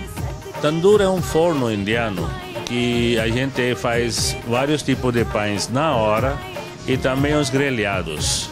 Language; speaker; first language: Portuguese; non-native, fluent; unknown